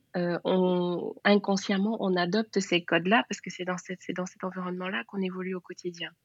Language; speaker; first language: French; non-native, local second language; Wolof